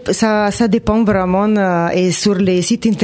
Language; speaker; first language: French; non-native, fluent; Italian